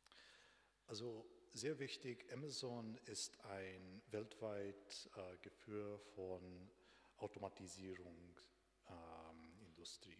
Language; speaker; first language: German; non-native, fluent; Romanian